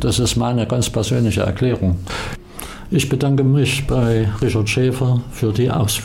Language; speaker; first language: German; native; German